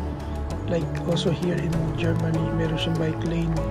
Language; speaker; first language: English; non-native, local second language; Filipino